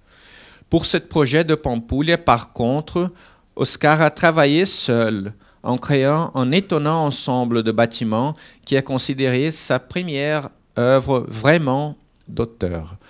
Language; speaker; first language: French; non-native, fluent; Portuguese